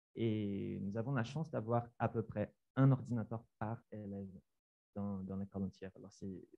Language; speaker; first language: French; non-native, fluent; Portuguese